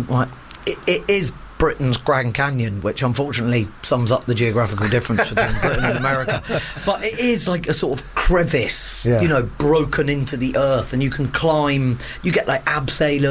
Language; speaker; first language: English; native; English